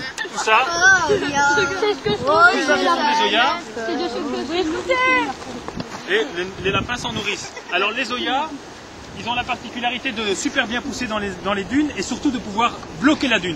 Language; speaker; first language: French; native; French